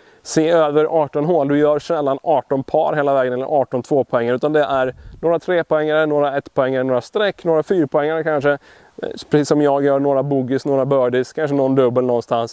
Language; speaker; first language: Swedish; native; Swedish